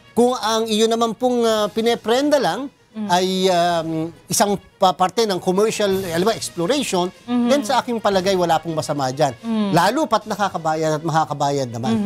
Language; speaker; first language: Filipino; native; Filipino